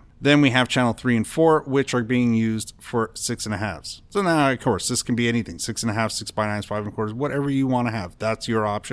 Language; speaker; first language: English; native; English